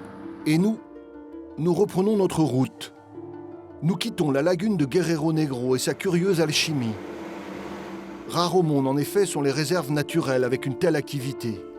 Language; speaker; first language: French; native; French